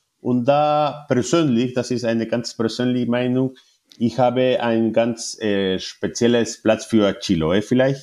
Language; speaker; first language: German; non-native, learner; Spanish